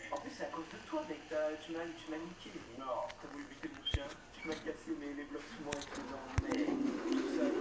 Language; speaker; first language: French; native; French